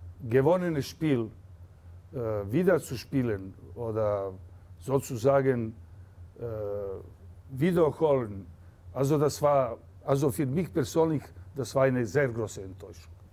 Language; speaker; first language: German; non-native, fluent; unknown